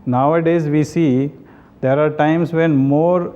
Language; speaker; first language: English; non-native, local second language; Kannada